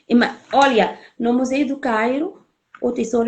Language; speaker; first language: Portuguese; non-native, fluent; Arabic